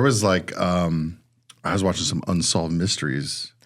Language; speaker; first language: English; native; English